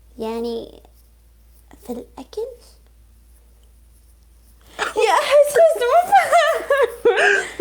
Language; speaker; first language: Arabic; non-native, learner; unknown